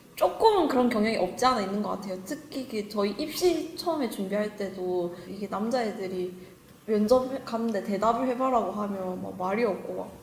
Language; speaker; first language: Korean; native; Korean